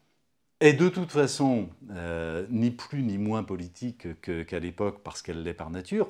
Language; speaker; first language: French; native; French